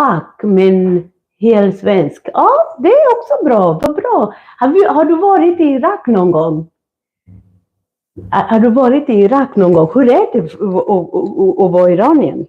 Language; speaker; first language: Swedish; non-native, fluent; Kikuyu